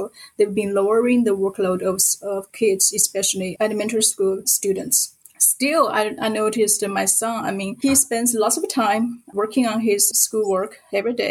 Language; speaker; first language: English; non-native, fluent; Chinese